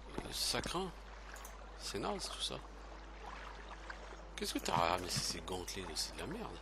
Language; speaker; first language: French; native; French